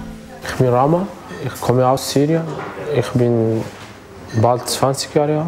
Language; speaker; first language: German; non-native, fluent; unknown